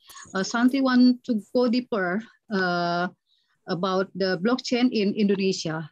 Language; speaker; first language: English; non-native, fluent; Indonesian